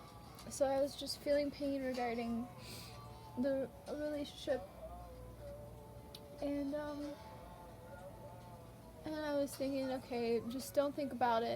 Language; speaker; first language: English; native; English